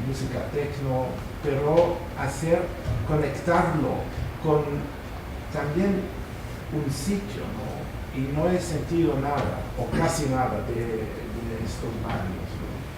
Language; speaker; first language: Spanish; non-native, fluent; German